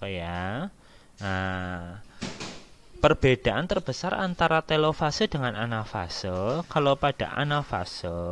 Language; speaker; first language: Indonesian; native; Indonesian